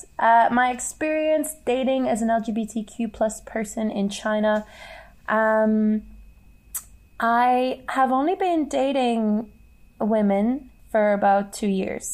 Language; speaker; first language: English; native; English